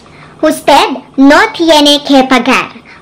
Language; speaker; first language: Spanish; non-native, learner; Filipino